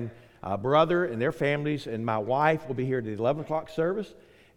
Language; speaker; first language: English; native; English